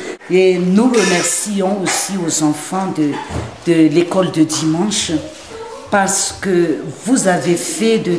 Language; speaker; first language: French; non-native, local second language; Malagasy